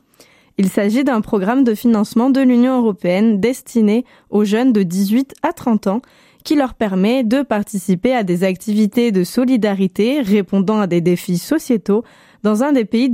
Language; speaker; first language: French; native; French